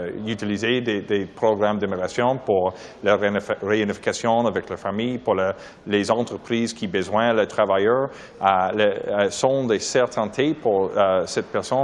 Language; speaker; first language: French; non-native, local second language; English